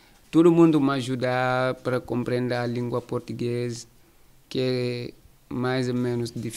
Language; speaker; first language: Portuguese; non-native, learner; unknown